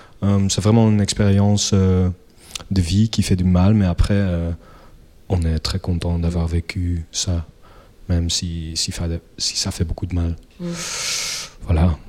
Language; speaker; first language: French; non-native, local second language; Dutch